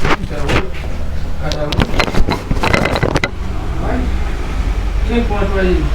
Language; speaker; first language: Portuguese; non-native, learner; Haitian Creole